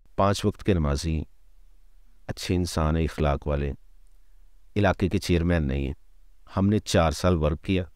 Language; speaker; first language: Urdu; non-native, local second language; Punjabi